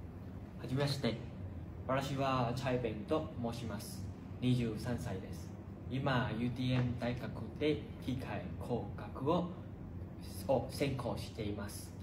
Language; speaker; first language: Japanese; non-native, learner; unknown